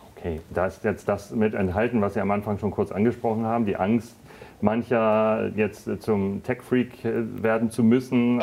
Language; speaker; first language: German; native; German